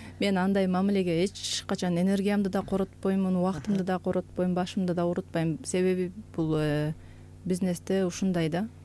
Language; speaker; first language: Kyrgyz; native; Kyrgyz